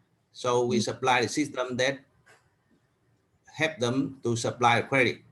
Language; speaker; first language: English; non-native, learner; Vietnamese